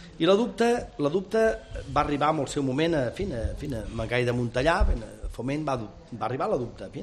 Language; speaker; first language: Catalan; native; Catalan